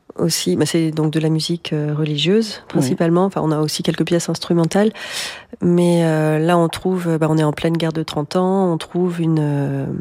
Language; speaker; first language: French; native; French